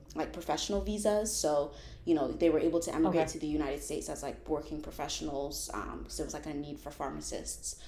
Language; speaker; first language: English; native; English